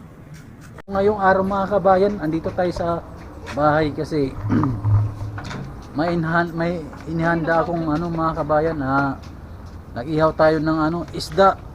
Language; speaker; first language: Filipino; non-native, local second language; Cebuano